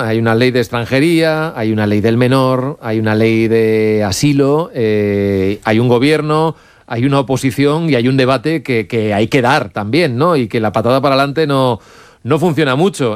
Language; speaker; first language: Spanish; native; Spanish